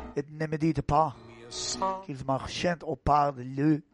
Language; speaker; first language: French; non-native, learner; Spanish